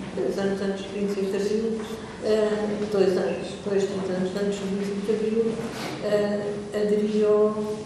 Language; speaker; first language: Portuguese; native; Portuguese